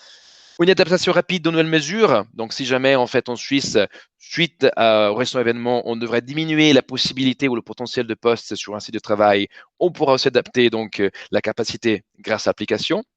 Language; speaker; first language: French; native; French